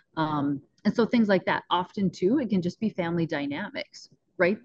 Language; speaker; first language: English; native; English